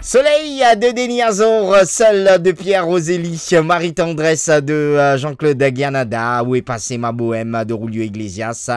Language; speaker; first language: French; non-native, local second language; Morisyen